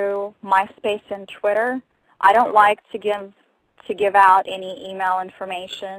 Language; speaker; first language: English; non-native, fluent; Russian